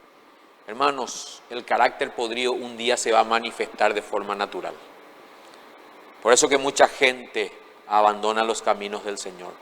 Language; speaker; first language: Spanish; native; Spanish